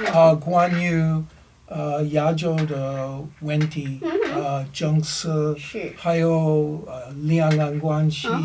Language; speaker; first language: Chinese; non-native, learner; English